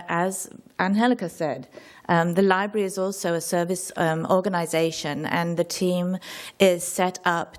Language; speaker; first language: English; native; English